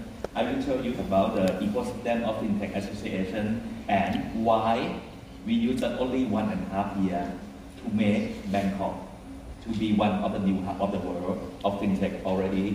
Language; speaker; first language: English; non-native, fluent; Thai